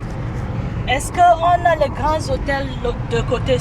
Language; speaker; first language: French; non-native, fluent; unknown